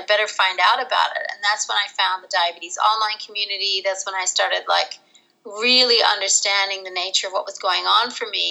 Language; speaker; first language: English; native; English